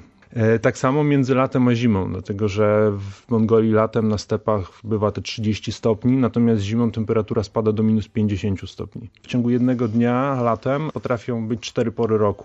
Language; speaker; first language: Polish; native; Polish